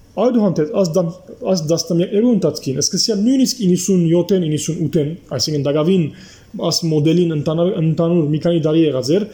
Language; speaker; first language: Armenian; early bilingual, heritage; Armenian